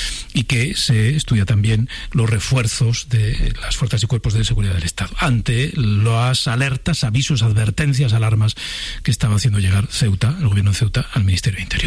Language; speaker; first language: Spanish; native; Spanish